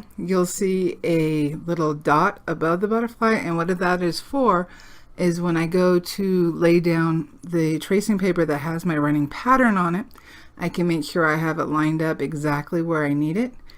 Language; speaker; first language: English; native; English